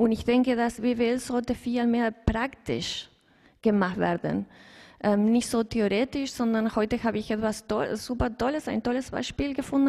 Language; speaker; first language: German; non-native, fluent; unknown